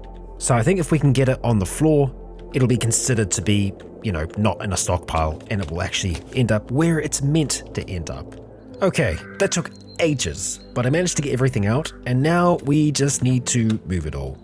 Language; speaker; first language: English; native; English